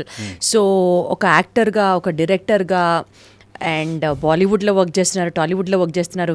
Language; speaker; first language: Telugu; native; Telugu